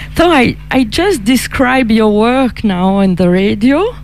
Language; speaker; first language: English; non-native, learner; Italian